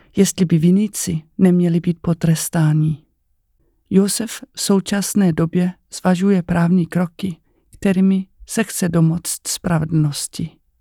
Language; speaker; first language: Czech; non-native, fluent; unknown